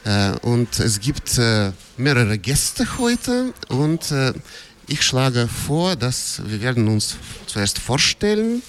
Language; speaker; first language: German; non-native, fluent; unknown